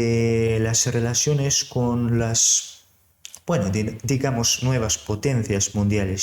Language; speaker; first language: Spanish; non-native, fluent; Serbian